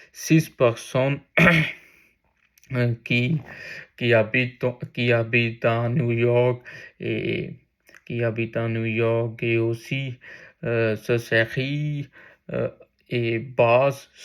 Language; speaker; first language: French; non-native, learner; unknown